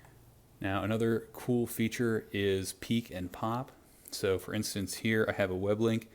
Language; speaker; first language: English; native; English